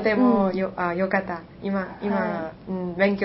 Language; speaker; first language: Japanese; non-native, learner; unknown